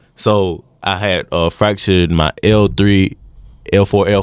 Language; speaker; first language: English; native; English